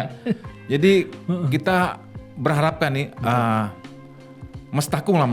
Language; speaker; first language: Indonesian; native; Indonesian